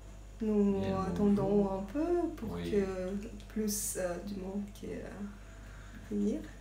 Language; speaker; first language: French; non-native, learner; Russian